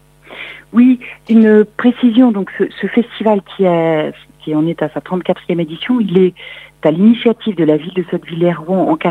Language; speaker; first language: French; native; French